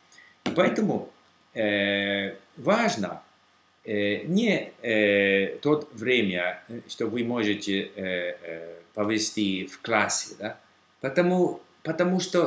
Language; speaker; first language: Russian; non-native, learner; English